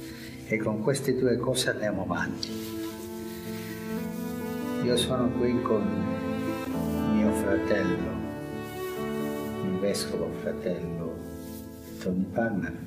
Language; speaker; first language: Italian; non-native, fluent; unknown